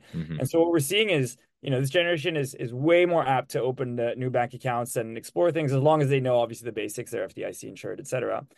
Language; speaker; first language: English; non-native, fluent; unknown